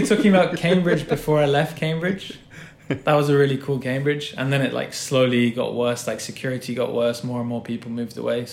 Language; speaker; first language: English; native; English